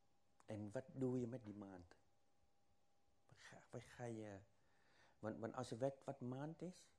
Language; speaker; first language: Dutch; non-native, fluent; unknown